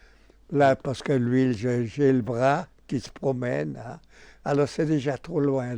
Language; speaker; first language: French; non-native, local second language; German